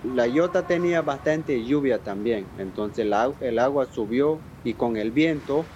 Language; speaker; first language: Spanish; non-native, local second language; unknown